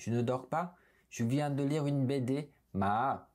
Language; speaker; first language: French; non-native, fluent; Korean